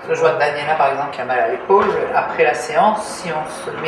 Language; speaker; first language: French; native; French